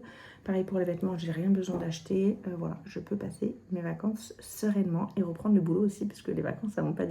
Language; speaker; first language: French; native; French